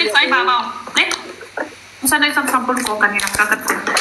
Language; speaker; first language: Filipino; non-native, local second language; Cebuano